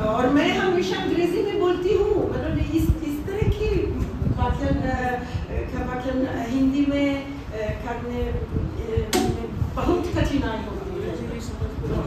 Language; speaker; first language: Hindi; non-native, fluent; Italian